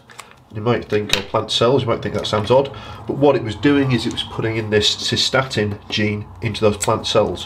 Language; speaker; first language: English; native; English